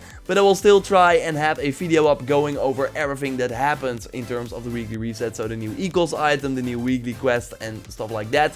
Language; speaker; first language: English; non-native, fluent; Dutch